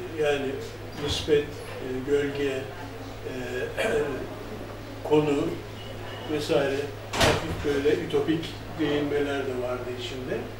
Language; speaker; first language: Turkish; native; Turkish